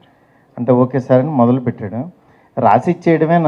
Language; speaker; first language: Telugu; native; Telugu